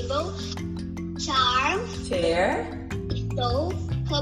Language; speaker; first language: English; non-native, learner; Portuguese